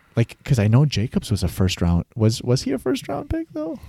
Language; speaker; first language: English; native; English